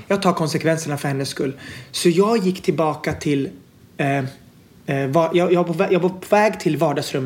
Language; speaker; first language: Swedish; native; Swedish